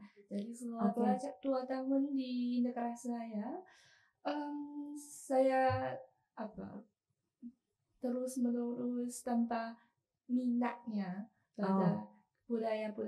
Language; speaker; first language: Indonesian; non-native, learner; Chinese